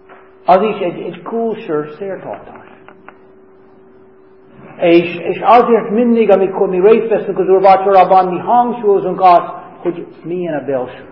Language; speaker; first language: Hungarian; non-native, fluent; English